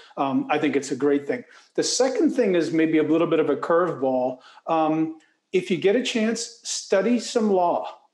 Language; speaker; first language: English; native; English